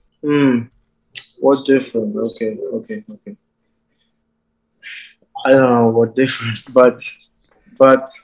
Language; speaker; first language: English; non-native, learner; Azerbaijani